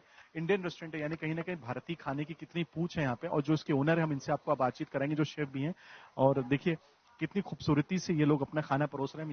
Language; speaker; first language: Hindi; native; Hindi